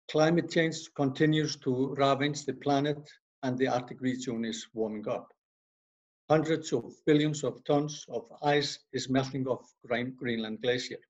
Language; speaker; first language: English; non-native, fluent; Icelandic